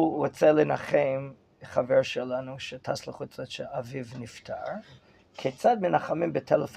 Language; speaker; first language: Hebrew; non-native, fluent; English